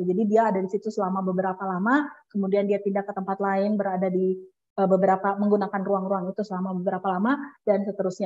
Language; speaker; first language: Indonesian; native; Indonesian